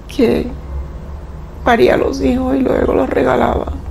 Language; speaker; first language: Spanish; native; Spanish